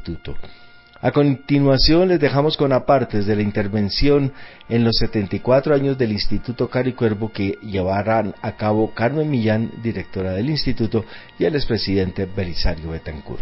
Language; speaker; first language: Spanish; native; Spanish